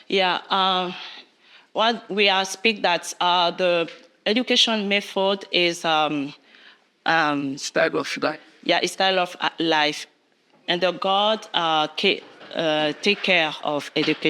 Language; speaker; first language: English; non-native, learner; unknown